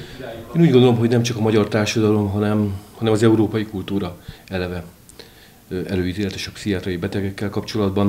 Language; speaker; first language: Hungarian; native; Hungarian